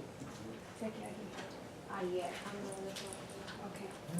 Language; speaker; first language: Spanish; non-native, fluent; English